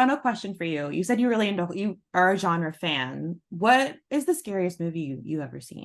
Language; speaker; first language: English; native; English